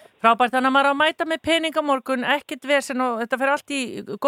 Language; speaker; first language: Icelandic; native; Icelandic